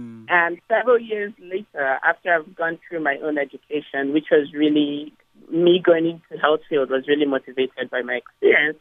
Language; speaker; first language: English; non-native, local second language; Igbo